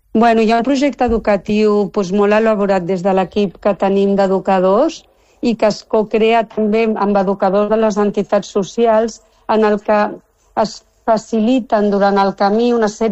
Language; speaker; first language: Catalan; non-native, local second language; Spanish